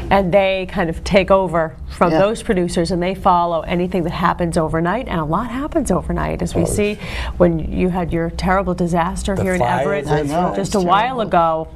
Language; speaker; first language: English; native; English